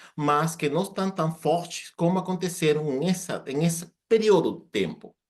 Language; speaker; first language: Portuguese; non-native, fluent; Spanish